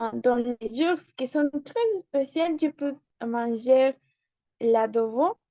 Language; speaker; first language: French; non-native, learner; Spanish